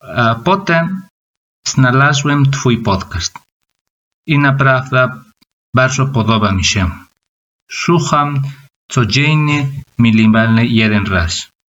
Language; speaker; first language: Polish; non-native, learner; Spanish